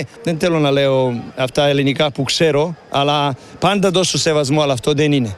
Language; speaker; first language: Greek; non-native, learner; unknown